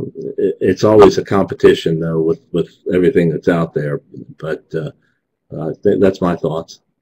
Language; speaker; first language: English; native; English